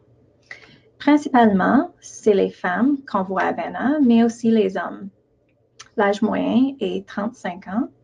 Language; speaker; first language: French; non-native, local second language; English